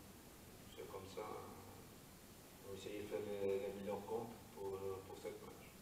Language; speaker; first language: French; non-native, learner; Portuguese